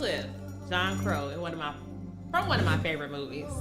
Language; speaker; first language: English; native; English